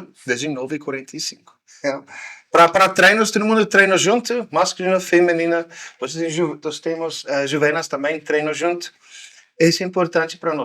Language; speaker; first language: Portuguese; non-native, learner; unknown